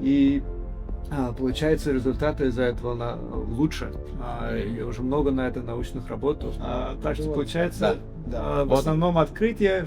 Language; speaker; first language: Russian; early bilingual, heritage; English